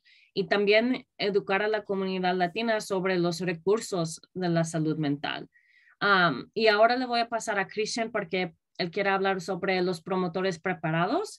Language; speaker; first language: Spanish; early bilingual, other home language; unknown